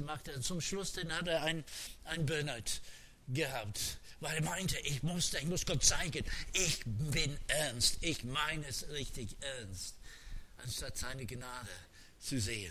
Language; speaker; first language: German; non-native, fluent; English